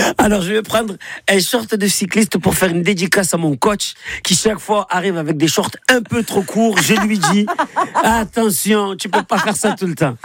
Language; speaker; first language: French; native; French